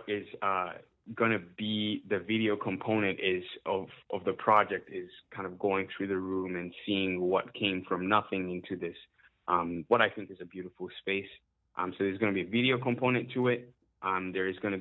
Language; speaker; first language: English; non-native, local second language; Ganda